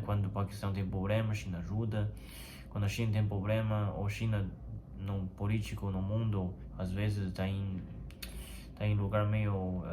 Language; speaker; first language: Portuguese; non-native, fluent; Chinese